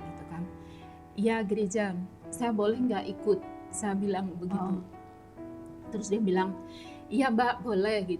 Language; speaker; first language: Indonesian; non-native, local second language; Javanese